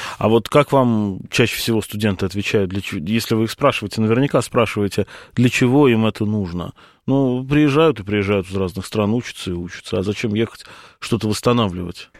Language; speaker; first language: Russian; native; Russian